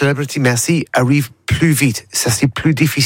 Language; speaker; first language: French; non-native, learner; English